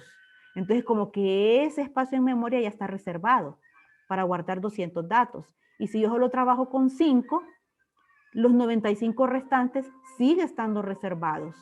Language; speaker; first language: Spanish; native; Spanish